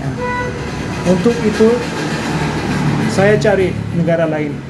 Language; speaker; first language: Indonesian; non-native, learner; Turkish